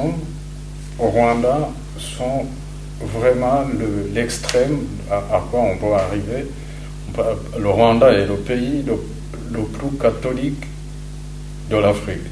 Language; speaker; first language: French; non-native, local second language; Kinyarwanda